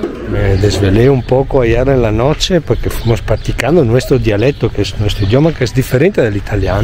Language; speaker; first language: Spanish; non-native, local second language; Venetian